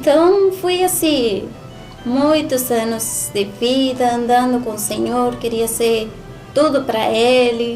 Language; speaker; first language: Portuguese; non-native, learner; Spanish